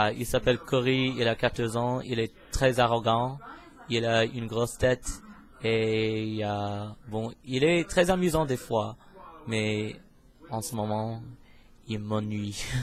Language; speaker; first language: French; non-native, fluent; English